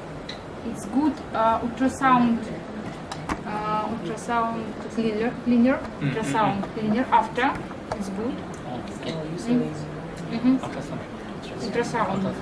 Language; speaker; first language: English; non-native, learner; Russian